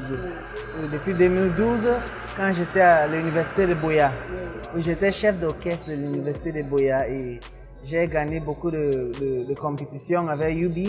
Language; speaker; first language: French; non-native, local second language; English